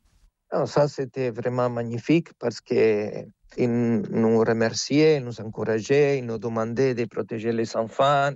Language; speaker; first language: French; non-native, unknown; Spanish